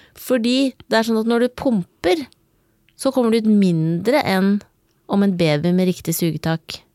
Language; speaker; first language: Norwegian; native; Norwegian